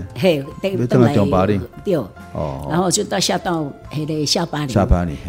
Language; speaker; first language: Min Nan Chinese; non-native, local second language; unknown